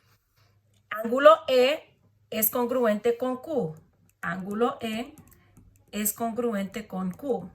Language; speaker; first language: Spanish; early bilingual, heritage; Spanish